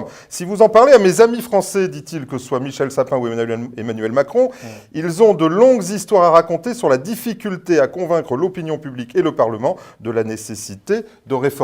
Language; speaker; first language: French; native; French